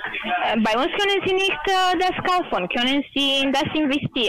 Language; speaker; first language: German; non-native, learner; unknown